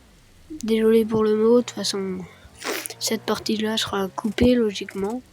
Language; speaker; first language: French; native; French